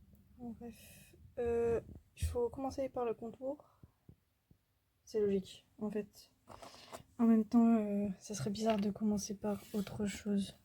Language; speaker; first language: French; native; French